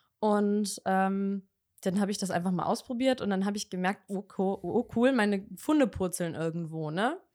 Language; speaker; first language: German; early bilingual, other home language; Bosnian